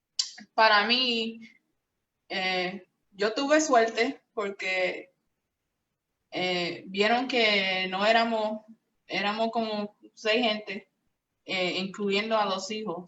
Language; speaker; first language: Spanish; early bilingual, heritage; Spanish